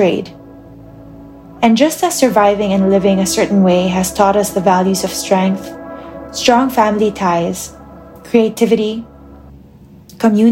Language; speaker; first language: English; non-native, local second language; Filipino